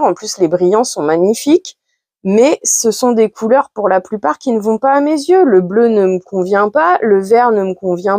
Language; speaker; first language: French; native; French